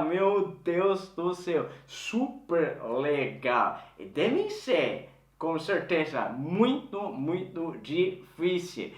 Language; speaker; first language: Portuguese; non-native, fluent; Swedish